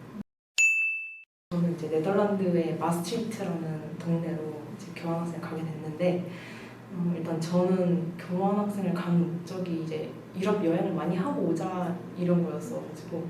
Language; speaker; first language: Korean; native; Korean